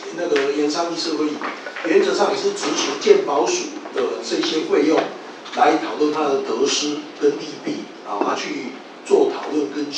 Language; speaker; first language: Chinese; native; Chinese